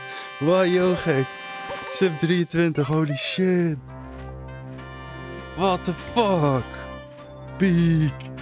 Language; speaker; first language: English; non-native, fluent; Dutch